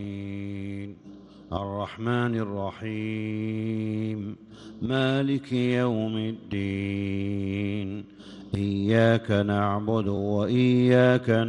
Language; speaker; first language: Arabic; native; Arabic